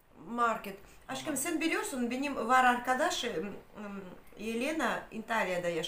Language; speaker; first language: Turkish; non-native, learner; Russian